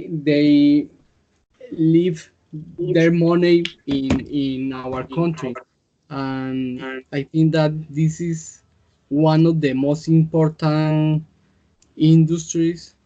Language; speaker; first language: English; non-native, learner; Spanish